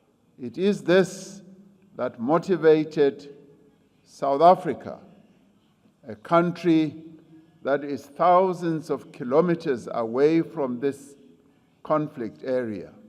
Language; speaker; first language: English; non-native, local second language; Venda